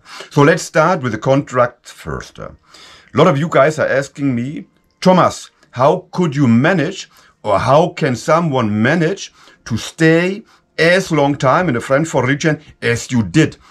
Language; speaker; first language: English; non-native, fluent; German